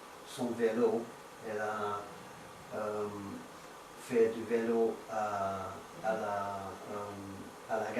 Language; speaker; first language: French; non-native, learner; English